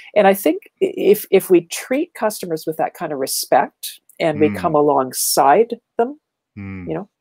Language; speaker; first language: English; native; English